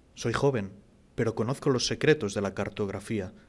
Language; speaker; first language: Spanish; native; Spanish